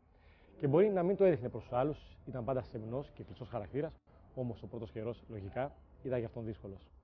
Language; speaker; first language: Greek; native; Greek